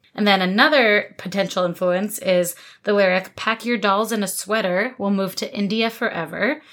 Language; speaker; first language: English; native; English